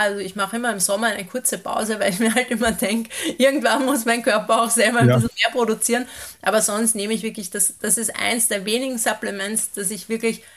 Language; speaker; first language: German; native; German